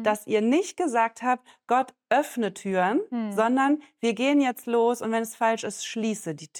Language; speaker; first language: German; native; German